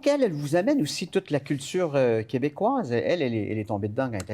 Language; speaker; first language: French; native; French